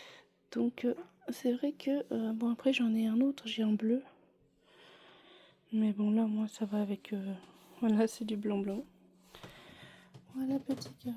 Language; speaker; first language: French; native; French